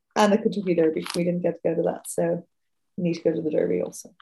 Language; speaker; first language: English; native; English